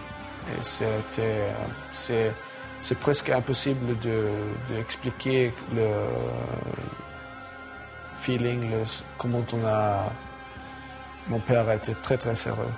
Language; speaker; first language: French; non-native, learner; Swedish